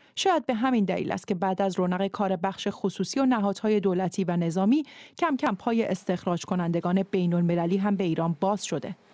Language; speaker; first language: Persian; native; Persian